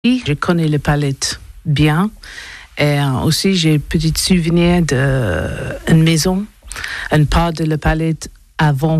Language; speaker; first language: French; non-native, learner; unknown